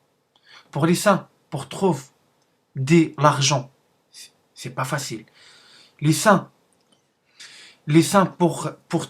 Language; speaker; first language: French; non-native, learner; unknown